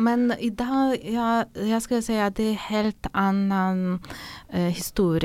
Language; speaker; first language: Swedish; non-native, fluent; Ukrainian